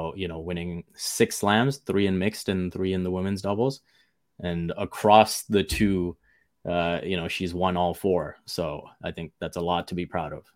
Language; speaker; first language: English; early bilingual, other home language; Hindi